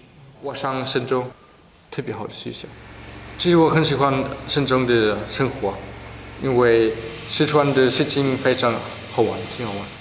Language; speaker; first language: Chinese; non-native, learner; German